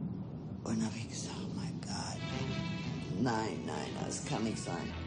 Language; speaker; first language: German; non-native, fluent; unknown